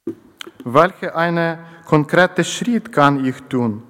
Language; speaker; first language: German; non-native, learner; Ukrainian